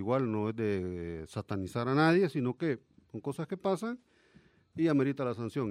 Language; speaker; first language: Spanish; native; Spanish